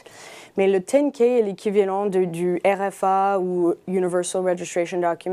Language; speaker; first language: French; non-native, fluent; English